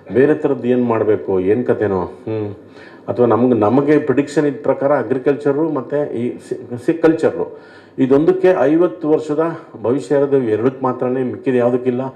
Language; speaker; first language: Kannada; native; Kannada